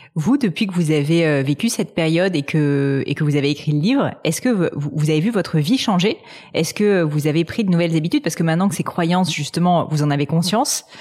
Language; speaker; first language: French; native; French